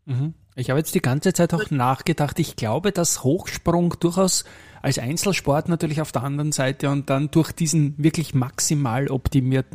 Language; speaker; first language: German; native; German